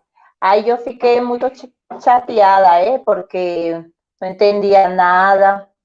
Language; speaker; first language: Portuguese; non-native, learner; Spanish